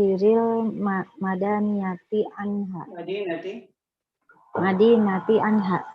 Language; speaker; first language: Arabic; non-native, learner; Indonesian